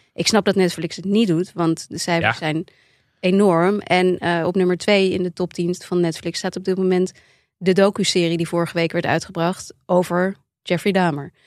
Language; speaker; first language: Dutch; native; Dutch